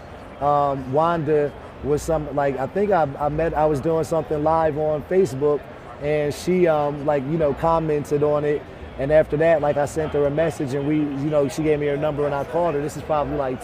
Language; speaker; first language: English; native; English